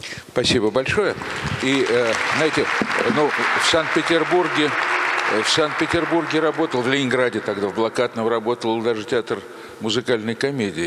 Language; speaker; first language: Russian; native; Russian